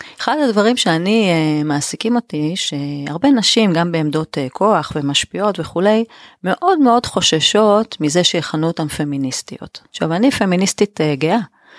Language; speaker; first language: Hebrew; native; Hebrew